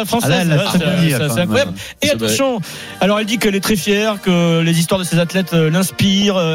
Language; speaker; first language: French; native; French